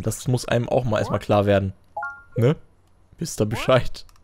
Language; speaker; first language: German; native; German